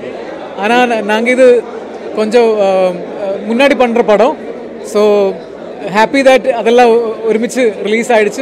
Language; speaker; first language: Tamil; non-native, learner; Malayalam